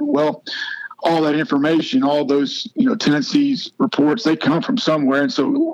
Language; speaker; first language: English; native; English